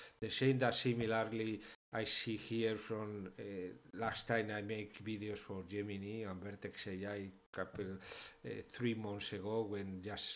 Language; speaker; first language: English; non-native, fluent; Spanish